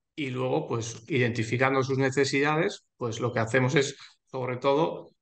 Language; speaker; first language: Spanish; native; Spanish